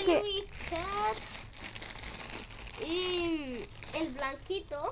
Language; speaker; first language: Spanish; native; Spanish